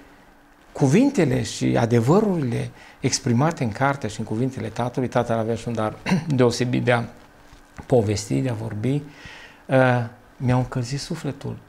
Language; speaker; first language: Romanian; native; Romanian